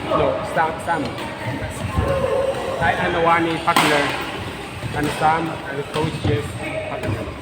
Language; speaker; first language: English; non-native, learner; Filipino